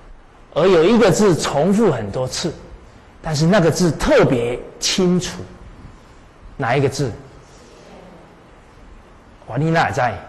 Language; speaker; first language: Chinese; native; Chinese